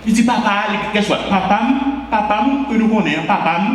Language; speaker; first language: French; non-native, local second language; Haitian Creole